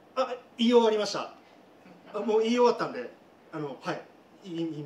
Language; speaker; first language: Japanese; native; Japanese